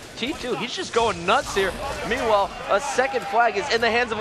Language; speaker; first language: English; native; English